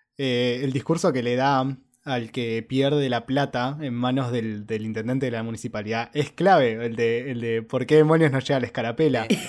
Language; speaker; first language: Spanish; native; Spanish